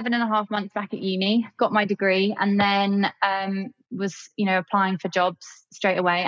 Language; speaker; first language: English; native; English